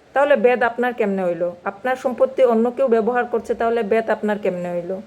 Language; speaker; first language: Bangla; non-native, local second language; Garo